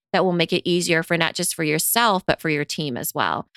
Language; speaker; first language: English; native; English